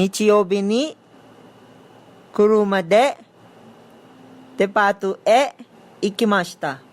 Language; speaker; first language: Japanese; non-native, learner; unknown